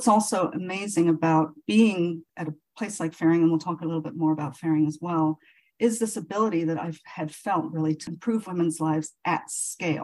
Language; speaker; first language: English; native; English